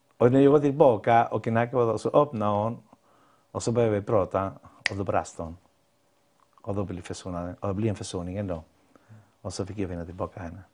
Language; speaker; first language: Swedish; non-native, fluent; Spanish